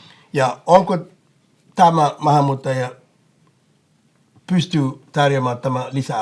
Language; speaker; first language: Finnish; non-native, fluent; English